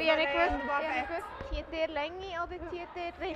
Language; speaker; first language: German; native; German